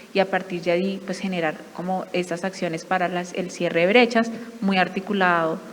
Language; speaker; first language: Spanish; native; Spanish